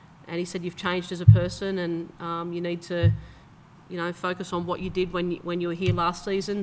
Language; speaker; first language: English; native; English